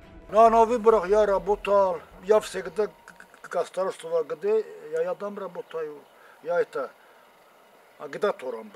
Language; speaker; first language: Russian; non-native, local second language; Azerbaijani